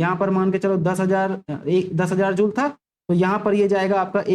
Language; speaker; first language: Hindi; native; Hindi